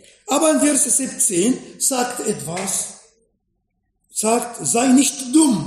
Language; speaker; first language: German; non-native, fluent; Arabic